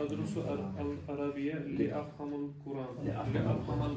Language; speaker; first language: Arabic; non-native, learner; Urdu